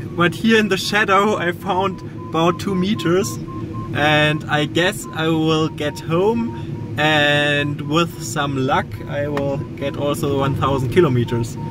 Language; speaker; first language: English; non-native, fluent; German